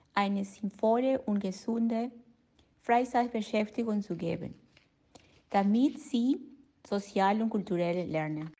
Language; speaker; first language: German; non-native, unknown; Spanish